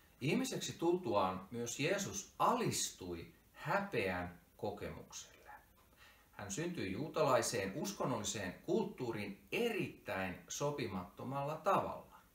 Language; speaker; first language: Finnish; native; Finnish